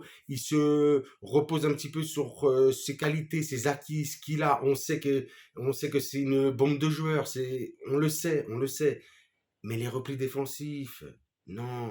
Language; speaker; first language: French; native; French